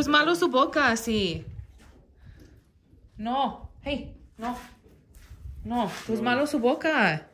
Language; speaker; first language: Spanish; non-native, learner; English